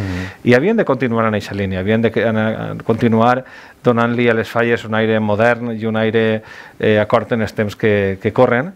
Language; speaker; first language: Catalan; native; Catalan